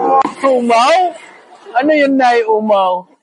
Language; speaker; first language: Filipino; non-native, learner; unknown